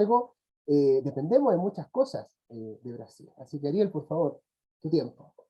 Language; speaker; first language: Spanish; native; Spanish